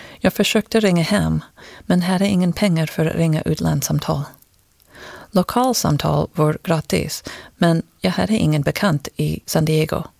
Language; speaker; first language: Swedish; non-native, fluent; English